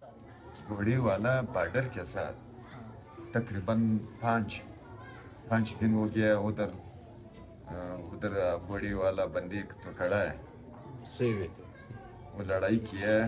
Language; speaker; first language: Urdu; non-native, local second language; Pashto